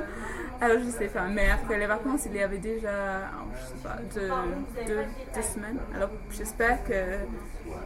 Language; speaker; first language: French; non-native, fluent; English